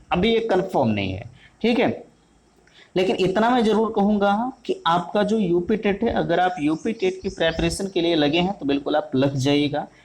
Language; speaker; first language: Hindi; native; Hindi